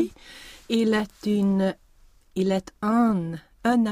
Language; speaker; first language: French; non-native, learner; Swedish